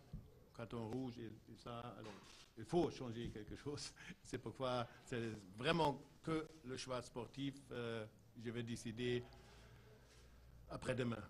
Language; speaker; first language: French; non-native, fluent; German